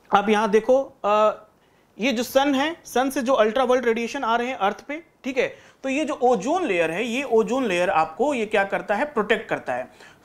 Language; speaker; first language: Hindi; native; Hindi